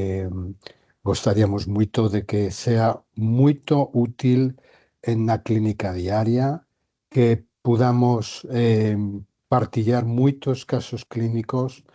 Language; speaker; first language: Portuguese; non-native, learner; Galician